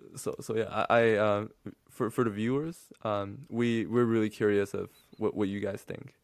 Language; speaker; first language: English; non-native, fluent; Chinese